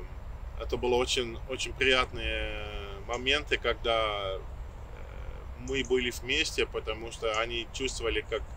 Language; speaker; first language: Russian; non-native, fluent; Dutch